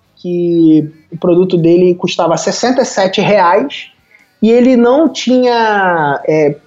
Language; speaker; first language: Portuguese; native; Portuguese